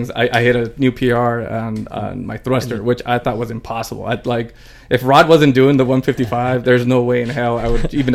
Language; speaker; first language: English; early bilingual, other home language; Spanish